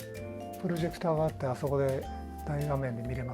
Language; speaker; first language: Japanese; native; Japanese